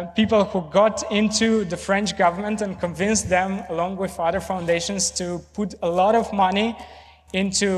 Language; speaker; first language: English; non-native, fluent; Romanian